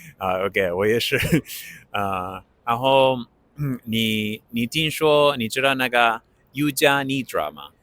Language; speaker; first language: Chinese; non-native, learner; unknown